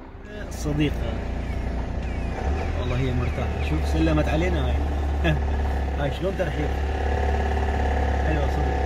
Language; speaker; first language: Arabic; native; Arabic